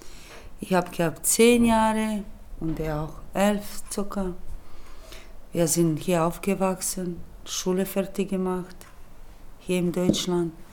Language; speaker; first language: German; early bilingual, other home language; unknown